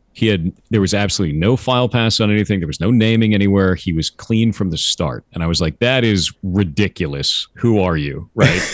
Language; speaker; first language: English; native; English